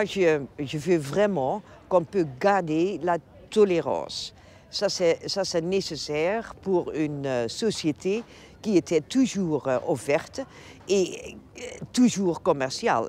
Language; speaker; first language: French; non-native, fluent; Dutch